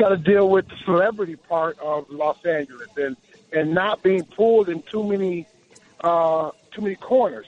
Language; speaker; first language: English; native; English